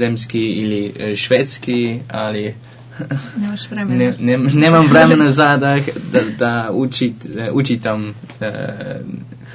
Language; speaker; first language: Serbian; non-native, learner; Dutch